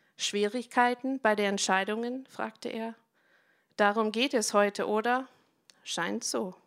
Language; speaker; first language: German; non-native, fluent; English